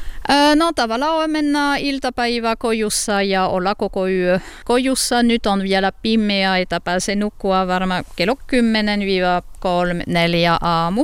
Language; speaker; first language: Finnish; non-native, learner; French